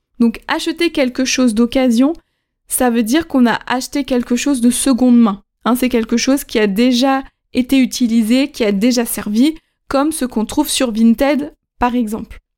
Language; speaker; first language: French; native; French